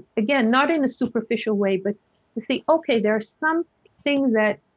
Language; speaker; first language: English; early bilingual, other home language; Hebrew